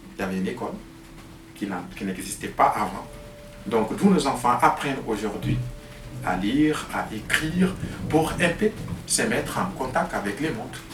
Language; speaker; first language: French; non-native, local second language; Tamasheq